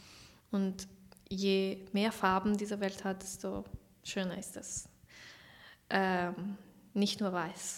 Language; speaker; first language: German; non-native, fluent; Persian